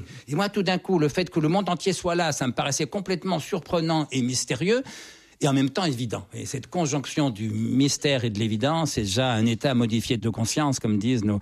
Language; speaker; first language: French; native; French